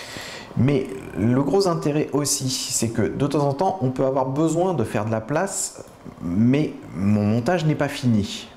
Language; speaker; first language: French; native; French